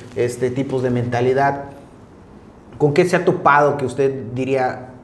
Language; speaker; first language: Spanish; non-native, local second language; Tzotzil